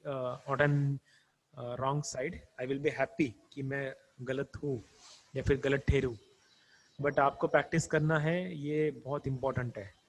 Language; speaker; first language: Hindi; non-native, local second language; Marathi